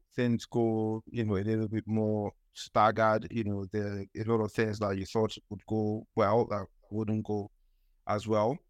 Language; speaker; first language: English; non-native, local second language; Yoruba